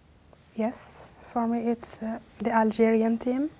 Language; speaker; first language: English; non-native, learner; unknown